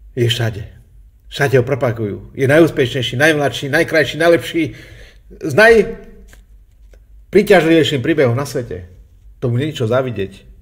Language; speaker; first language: Slovak; native; Slovak